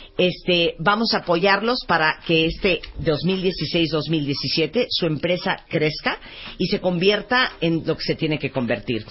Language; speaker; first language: Spanish; early bilingual, other home language; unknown